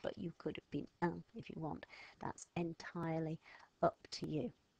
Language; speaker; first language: English; native; English